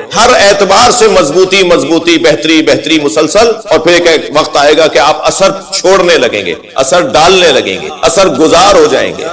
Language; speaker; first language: Urdu; native; Urdu